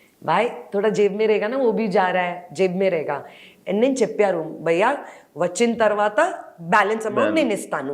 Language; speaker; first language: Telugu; non-native, learner; Hindi